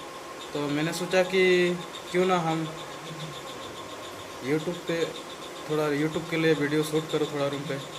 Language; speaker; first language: Hindi; non-native, local second language; Santali